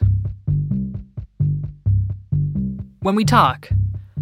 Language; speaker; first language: English; native; English